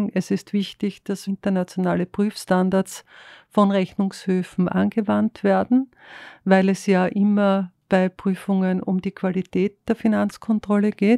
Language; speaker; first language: German; native; German